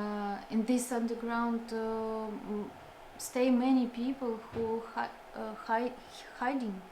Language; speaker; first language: English; non-native, learner; Russian